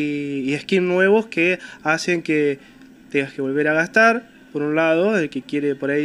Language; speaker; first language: Spanish; native; Spanish